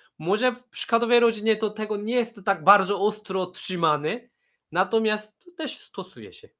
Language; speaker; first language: Polish; non-native, fluent; Korean